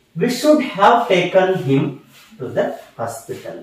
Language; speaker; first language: English; non-native, local second language; Kannada